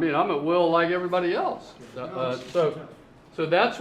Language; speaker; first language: English; native; English